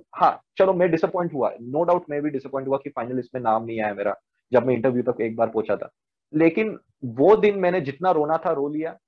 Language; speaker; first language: Hindi; non-native, local second language; Marathi